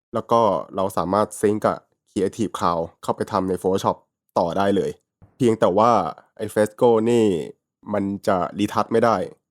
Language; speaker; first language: Thai; native; Thai